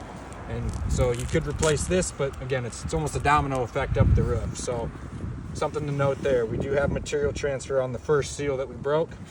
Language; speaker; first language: English; native; English